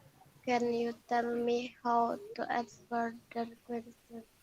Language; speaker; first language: English; non-native, learner; Indonesian